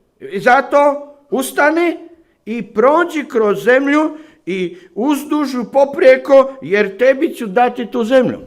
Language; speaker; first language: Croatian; non-native, fluent; Slovak